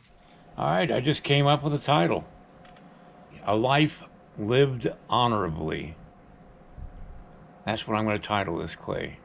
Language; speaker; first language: English; native; English